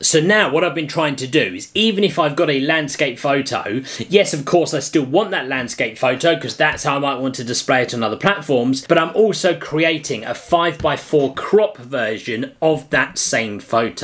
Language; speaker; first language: English; native; English